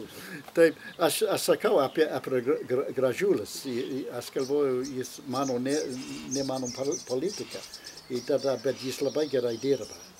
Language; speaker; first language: Lithuanian; non-native, learner; English